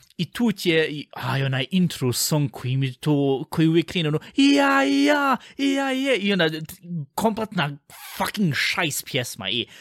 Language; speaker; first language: Bosnian; early bilingual, heritage; Bosnian